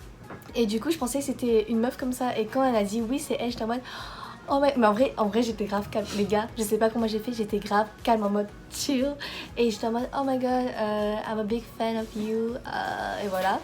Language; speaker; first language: French; native; French